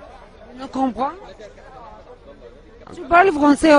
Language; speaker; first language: French; non-native, learner; Arabic